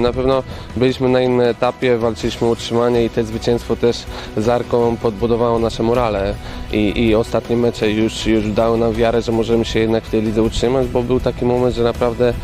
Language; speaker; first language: Polish; native; Polish